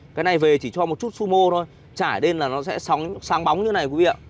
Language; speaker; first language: Vietnamese; native; Vietnamese